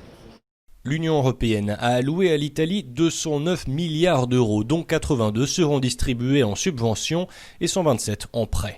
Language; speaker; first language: French; native; French